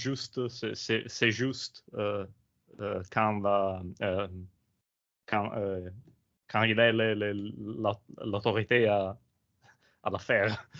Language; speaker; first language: French; non-native, learner; Italian